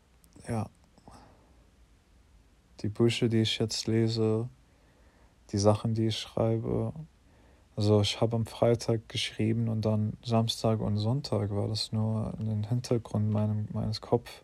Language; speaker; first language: German; non-native, fluent; English